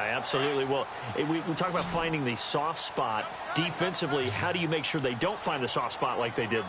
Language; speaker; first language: English; native; English